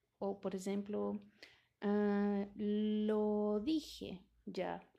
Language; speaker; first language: Spanish; non-native, fluent; Portuguese